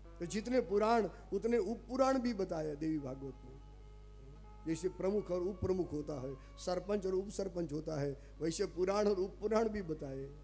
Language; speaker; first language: Hindi; non-native, local second language; Gujarati